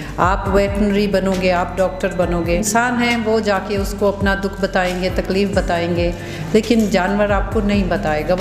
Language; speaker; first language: Urdu; early bilingual, heritage; Urdu